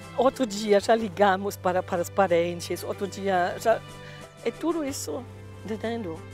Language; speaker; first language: Portuguese; non-native, fluent; German